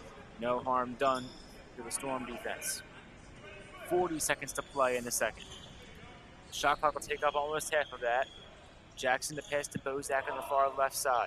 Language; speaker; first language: English; native; English